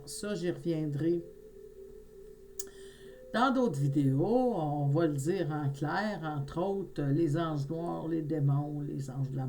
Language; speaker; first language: French; native; French